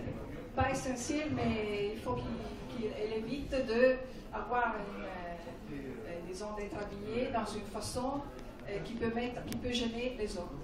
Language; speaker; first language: French; non-native, fluent; Italian